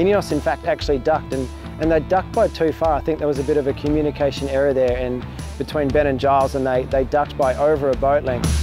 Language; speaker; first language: English; native; English